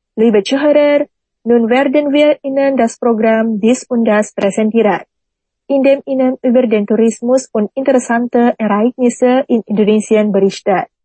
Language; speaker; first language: German; non-native, fluent; Indonesian